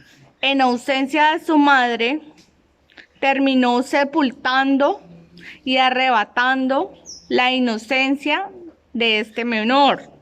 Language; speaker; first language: Spanish; native; Spanish